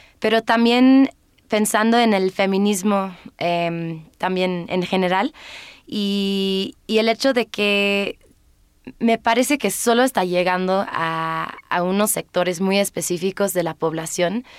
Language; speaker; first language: Spanish; non-native, fluent; English